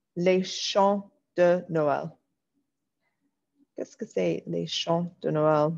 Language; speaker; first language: French; non-native, fluent; English